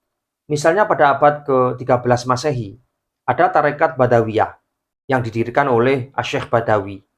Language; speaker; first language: Indonesian; native; Indonesian